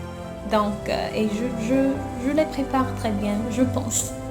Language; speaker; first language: French; non-native, local second language; Haitian Creole